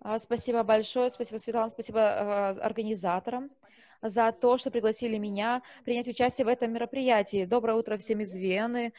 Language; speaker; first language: Russian; non-native, fluent; Malay